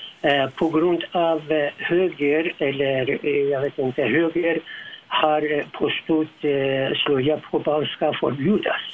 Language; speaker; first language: Swedish; non-native, learner; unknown